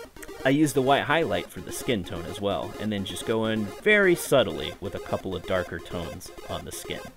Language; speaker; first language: English; native; English